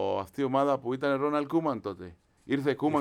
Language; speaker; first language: Greek; non-native, fluent; Spanish